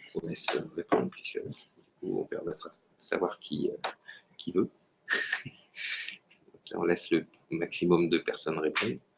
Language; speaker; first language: French; native; French